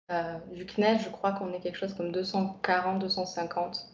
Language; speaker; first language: French; native; French